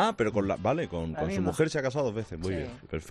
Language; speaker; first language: Spanish; native; Spanish